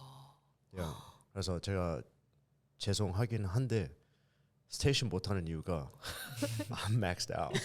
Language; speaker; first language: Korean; early bilingual, heritage; English